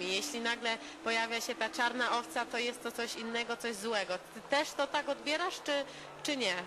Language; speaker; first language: Polish; native; Polish